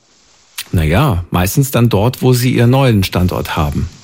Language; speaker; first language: German; native; German